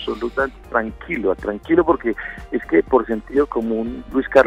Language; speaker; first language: Spanish; native; Spanish